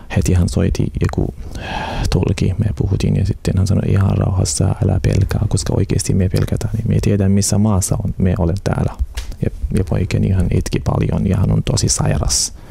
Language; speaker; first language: Finnish; non-native, learner; Arabic